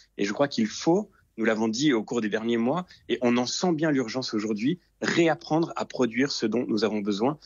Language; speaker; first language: French; native; French